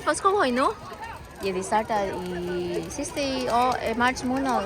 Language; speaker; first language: Danish; non-native, learner; Filipino